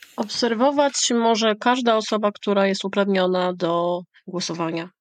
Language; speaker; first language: Polish; native; Polish